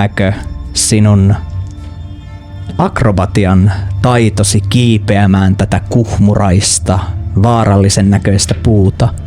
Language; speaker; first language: Finnish; native; Finnish